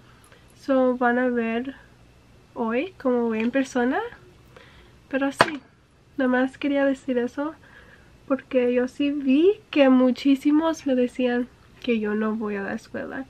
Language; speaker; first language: Spanish; early bilingual, heritage; English